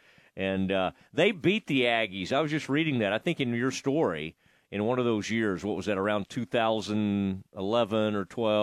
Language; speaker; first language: English; native; English